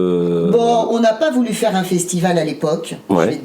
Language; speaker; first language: French; native; French